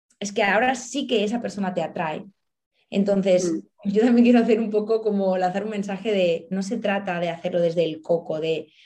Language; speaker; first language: Spanish; native; Spanish